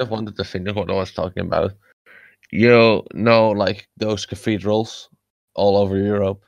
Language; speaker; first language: English; non-native, fluent; Dutch